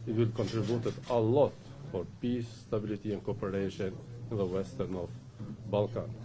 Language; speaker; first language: English; non-native, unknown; Albanian